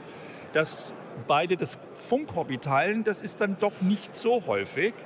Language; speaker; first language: German; native; German